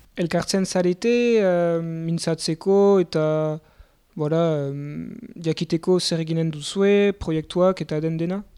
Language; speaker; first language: Basque; native; Basque